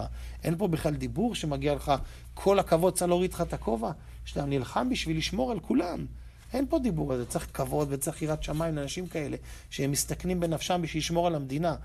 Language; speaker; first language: Hebrew; native; Hebrew